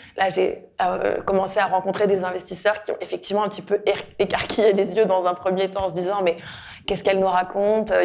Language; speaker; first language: French; native; French